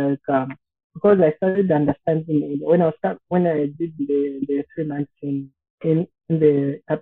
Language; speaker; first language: English; non-native, local second language; Bemba